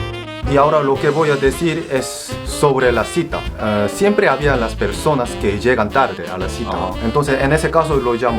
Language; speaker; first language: Spanish; non-native, fluent; Korean